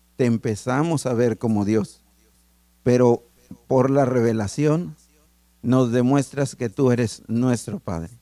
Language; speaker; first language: Spanish; native; Spanish